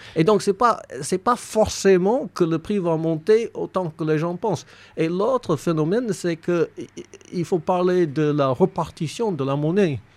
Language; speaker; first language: French; non-native, fluent; English